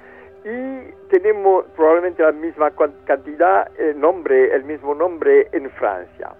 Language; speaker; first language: Spanish; non-native, fluent; French